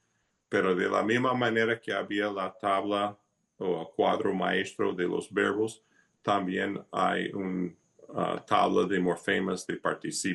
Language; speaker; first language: Spanish; non-native, fluent; English